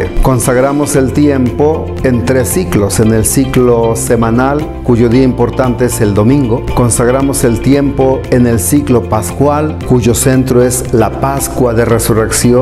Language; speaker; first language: Spanish; native; Spanish